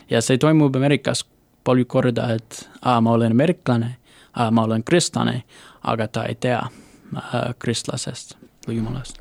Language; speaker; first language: Estonian; non-native, learner; English